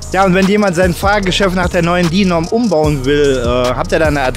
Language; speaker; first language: German; native; German